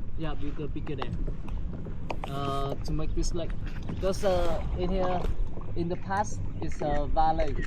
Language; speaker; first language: English; non-native, learner; Vietnamese